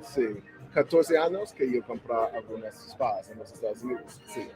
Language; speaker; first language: Spanish; non-native, learner; English